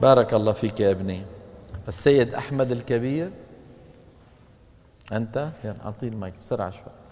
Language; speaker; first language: Arabic; native; Arabic